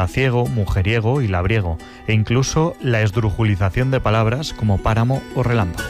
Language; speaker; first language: Spanish; native; Spanish